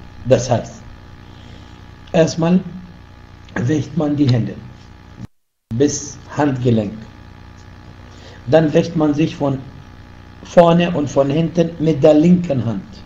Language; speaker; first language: German; non-native, fluent; Arabic